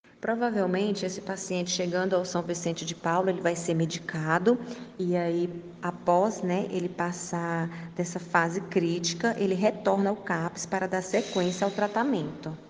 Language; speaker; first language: Portuguese; native; Portuguese